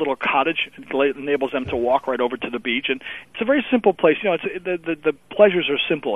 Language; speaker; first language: English; native; English